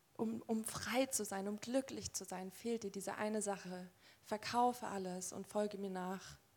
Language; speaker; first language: German; native; German